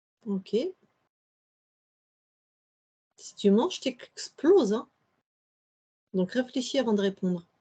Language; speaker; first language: French; native; French